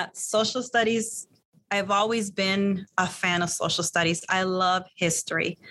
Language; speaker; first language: English; early bilingual, other home language; Spanish